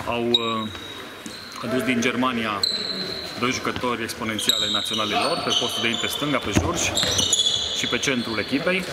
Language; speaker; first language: Romanian; native; Romanian